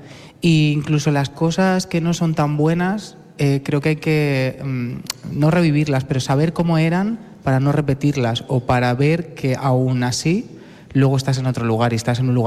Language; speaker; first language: Spanish; native; Spanish